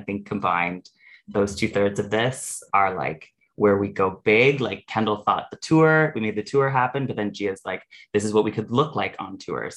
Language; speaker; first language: English; native; English